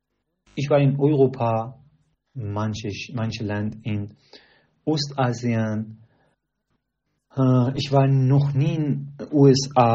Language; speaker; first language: German; non-native, learner; Persian